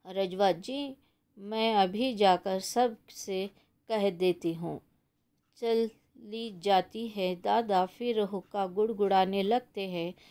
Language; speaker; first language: Hindi; non-native, local second language; Kannada